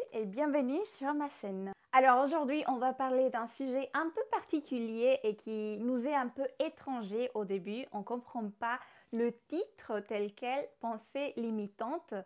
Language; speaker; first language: French; non-native, fluent; Spanish